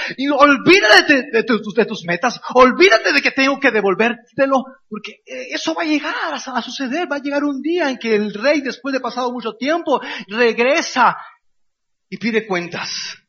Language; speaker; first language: Spanish; native; Spanish